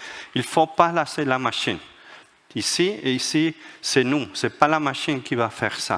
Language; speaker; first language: French; non-native, fluent; Spanish